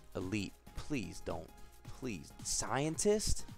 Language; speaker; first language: English; native; English